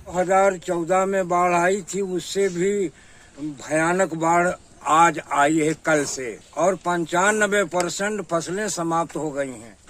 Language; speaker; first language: Hindi; native; Hindi